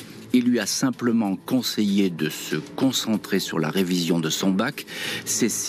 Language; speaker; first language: French; native; French